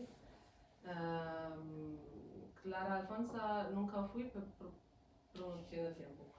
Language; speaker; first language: Spanish; non-native, fluent; German